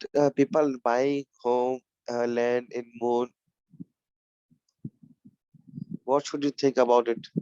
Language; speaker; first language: English; non-native, learner; Urdu